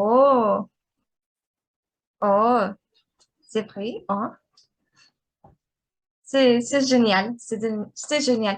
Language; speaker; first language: French; non-native, learner; Spanish